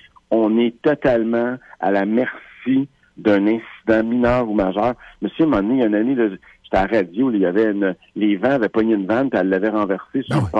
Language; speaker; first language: French; native; French